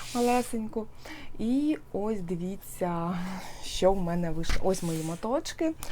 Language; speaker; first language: Ukrainian; non-native, local second language; Russian